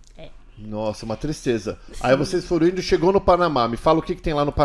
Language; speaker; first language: Portuguese; native; Portuguese